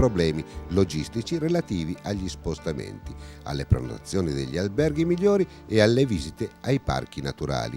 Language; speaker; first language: Italian; native; Italian